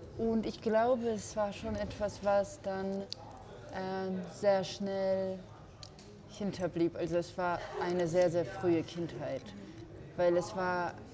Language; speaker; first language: German; non-native, fluent; Georgian